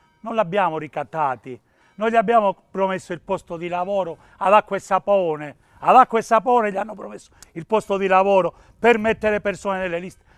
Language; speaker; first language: Italian; native; Italian